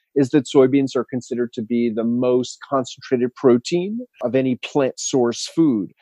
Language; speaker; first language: English; native; English